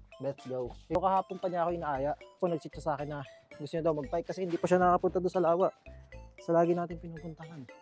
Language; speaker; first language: Filipino; native; Filipino